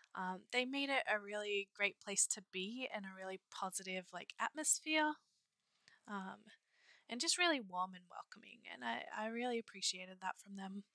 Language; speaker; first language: English; native; English